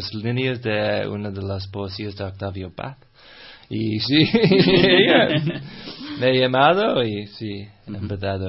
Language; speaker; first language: Spanish; non-native, fluent; English